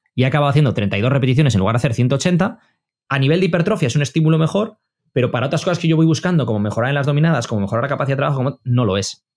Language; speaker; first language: Spanish; native; Spanish